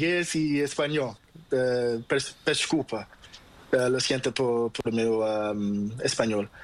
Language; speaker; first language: Spanish; non-native, learner; Portuguese